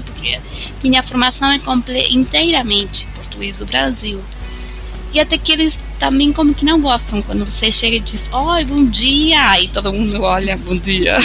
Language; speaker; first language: Portuguese; non-native, fluent; Spanish